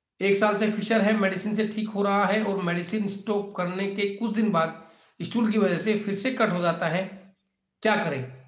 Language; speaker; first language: Hindi; native; Hindi